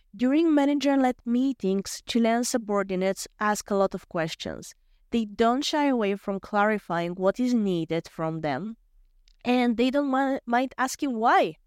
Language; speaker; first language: English; non-native, fluent; Bulgarian